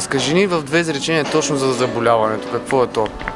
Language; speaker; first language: Bulgarian; native; Bulgarian